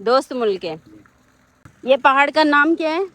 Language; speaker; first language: Hindi; non-native, local second language; Telugu